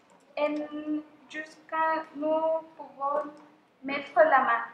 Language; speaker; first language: French; non-native, fluent; Spanish